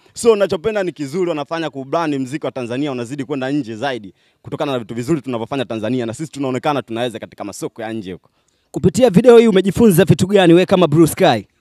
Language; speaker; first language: Swahili; native; Swahili